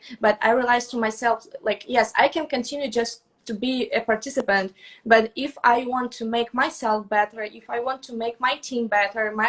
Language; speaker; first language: English; non-native, fluent; Russian